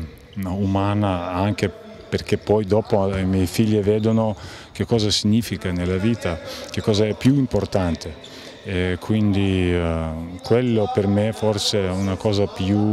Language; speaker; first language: Italian; non-native, fluent; Lithuanian